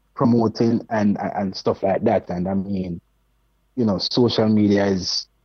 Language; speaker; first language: English; non-native, local second language; Jamaican Creole English